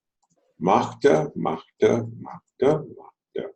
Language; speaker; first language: German; non-native, fluent; Telugu